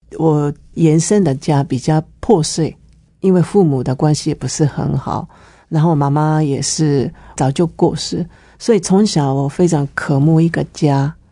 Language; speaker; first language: Chinese; non-native, fluent; Japanese